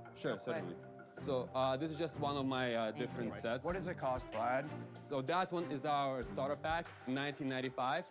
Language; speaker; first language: English; early bilingual, other home language; Ukrainian